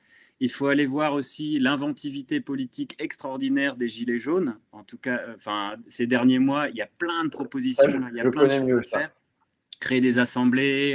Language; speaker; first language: French; native; French